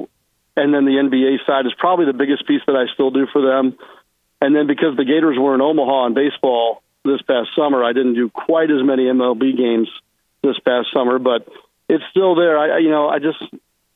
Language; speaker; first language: English; native; English